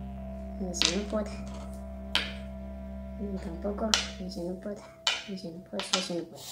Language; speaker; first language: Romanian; non-native, learner; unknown